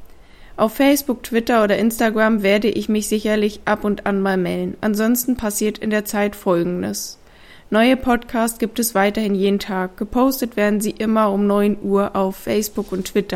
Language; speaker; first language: German; native; German